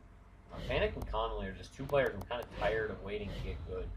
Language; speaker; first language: English; native; English